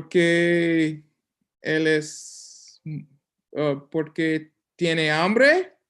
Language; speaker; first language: Spanish; non-native, learner; English